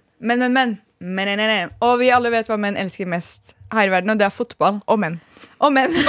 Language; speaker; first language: Norwegian; early bilingual, other home language; Persian